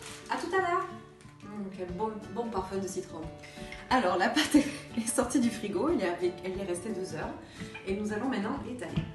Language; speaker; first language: French; native; French